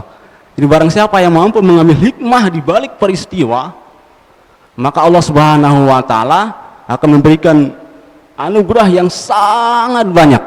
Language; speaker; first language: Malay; non-native, local second language; Sasak